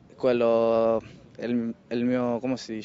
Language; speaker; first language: Italian; non-native, learner; Spanish